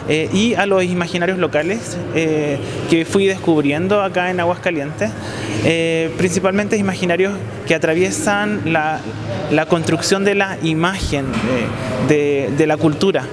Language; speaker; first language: Spanish; native; Spanish